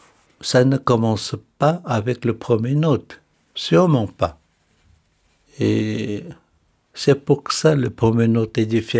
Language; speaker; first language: French; non-native, fluent; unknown